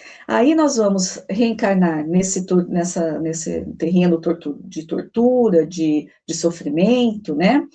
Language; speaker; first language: Portuguese; native; Portuguese